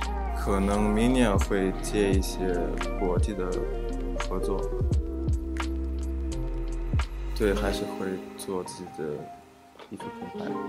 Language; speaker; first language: Chinese; non-native, fluent; Russian